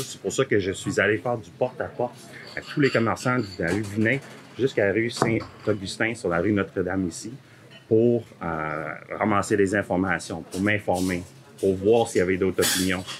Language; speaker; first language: French; early bilingual, heritage; French